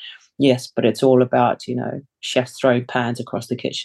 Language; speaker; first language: English; early bilingual, other home language; Samoan